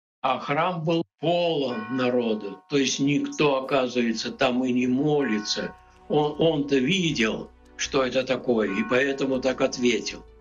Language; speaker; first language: Russian; native; Russian